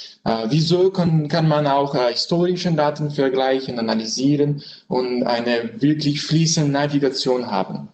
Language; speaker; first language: German; non-native, learner; French